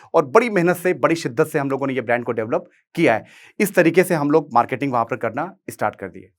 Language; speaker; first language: Hindi; native; Hindi